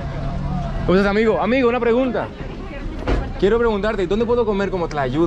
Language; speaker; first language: Spanish; non-native, learner; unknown